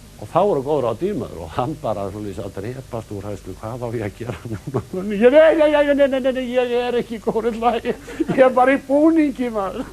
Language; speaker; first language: Icelandic; native; Icelandic